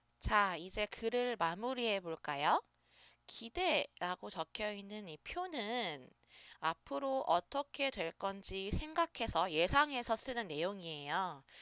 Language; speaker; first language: Korean; native; Korean